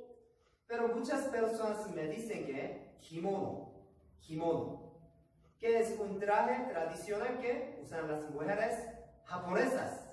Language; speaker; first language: Spanish; non-native, learner; Korean